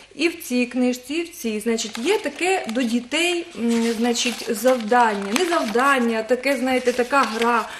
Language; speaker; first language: Ukrainian; native; Ukrainian